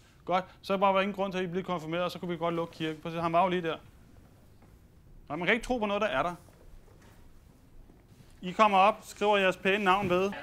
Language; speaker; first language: Danish; native; Danish